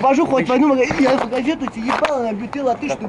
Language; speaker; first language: Russian; native; Russian